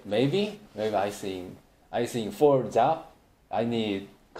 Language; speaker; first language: English; non-native, learner; Korean